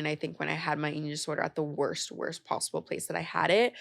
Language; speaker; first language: English; native; English